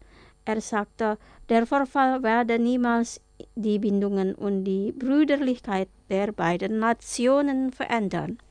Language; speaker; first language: German; non-native, fluent; Indonesian